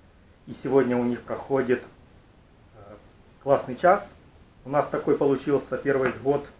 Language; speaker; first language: Russian; native; Russian